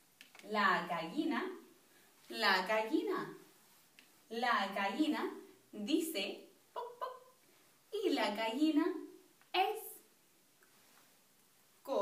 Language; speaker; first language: Spanish; non-native, fluent; English